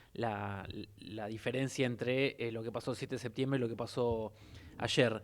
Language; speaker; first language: Spanish; native; Spanish